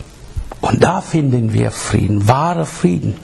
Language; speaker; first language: German; non-native, learner; English